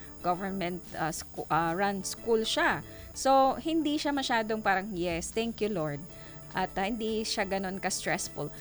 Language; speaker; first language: Filipino; non-native, local second language; Bikol